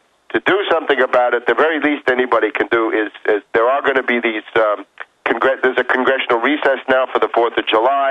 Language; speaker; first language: English; native; English